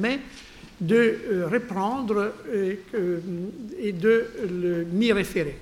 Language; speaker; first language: French; non-native, fluent; Italian